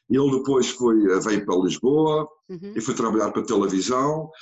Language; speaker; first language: Portuguese; non-native, fluent; Dutch